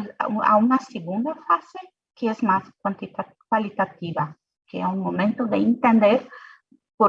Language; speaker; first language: Spanish; non-native, fluent; Portuguese